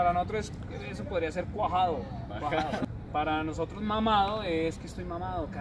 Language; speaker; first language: Spanish; native; Spanish